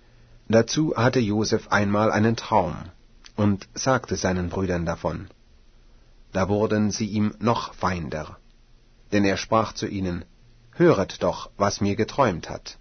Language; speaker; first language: German; native; German